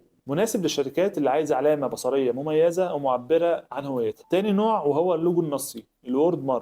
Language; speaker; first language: Arabic; native; Arabic